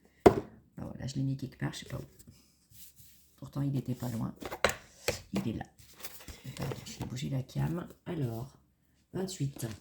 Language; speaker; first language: French; native; French